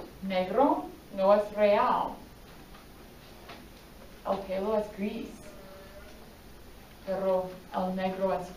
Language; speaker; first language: Spanish; non-native, fluent; English